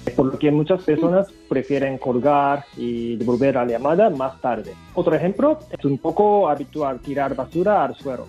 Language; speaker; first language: Spanish; non-native, fluent; Japanese